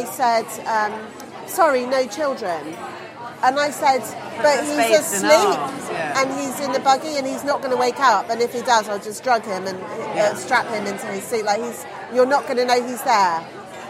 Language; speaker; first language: English; native; English